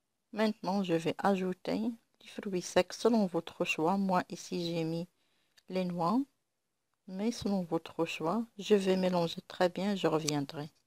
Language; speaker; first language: French; non-native, local second language; Arabic